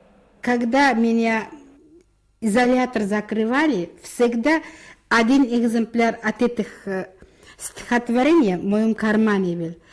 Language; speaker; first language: Russian; non-native, local second language; Uzbek